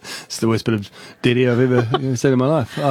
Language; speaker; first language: English; native; English